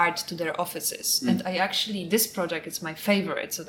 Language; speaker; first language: English; non-native, fluent; Polish